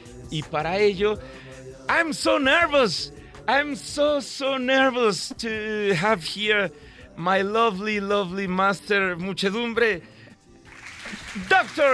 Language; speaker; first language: English; non-native, learner; Spanish